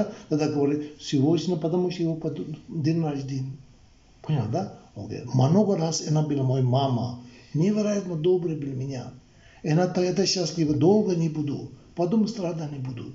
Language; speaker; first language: Russian; non-native, learner; Tibetan